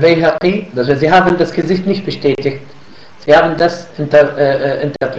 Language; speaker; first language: German; non-native, fluent; Arabic